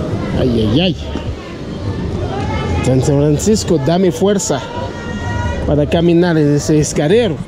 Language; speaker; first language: Spanish; non-native, learner; Haitian Creole